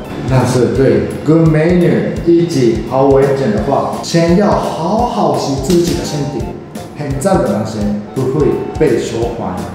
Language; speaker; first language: Chinese; non-native, fluent; Japanese